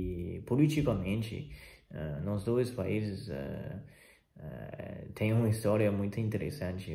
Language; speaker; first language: Portuguese; non-native, fluent; Chinese